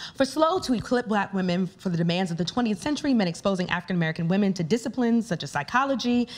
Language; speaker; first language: English; native; English